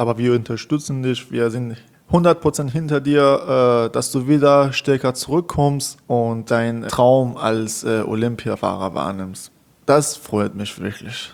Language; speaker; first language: German; non-native, learner; Persian